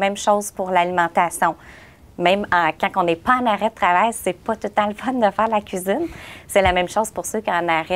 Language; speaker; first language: French; native; French